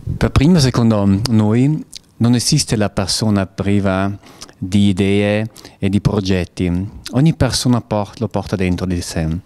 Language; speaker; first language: Italian; non-native, fluent; German